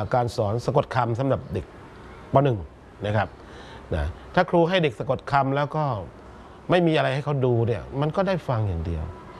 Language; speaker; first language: Thai; native; Thai